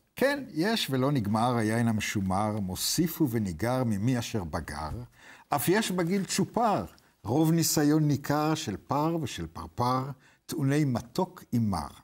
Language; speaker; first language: Hebrew; native; Hebrew